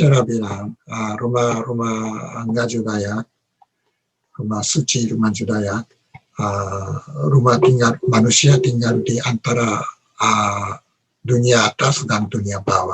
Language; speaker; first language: Indonesian; non-native, learner; Japanese